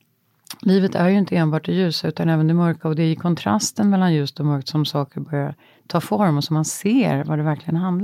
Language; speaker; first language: Swedish; native; Swedish